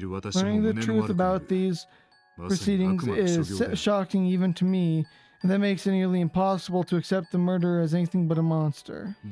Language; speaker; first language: English; native; English